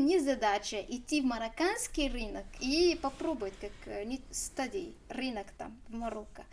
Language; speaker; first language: Russian; non-native, learner; Arabic